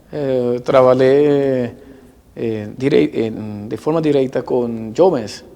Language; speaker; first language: Portuguese; non-native, learner; Spanish